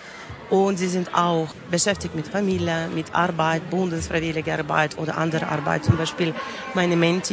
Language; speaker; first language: German; non-native, learner; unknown